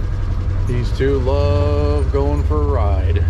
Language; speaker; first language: English; native; English